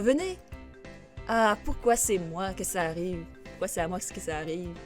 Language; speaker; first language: French; native; French